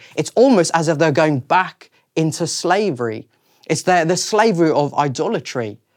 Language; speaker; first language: English; native; English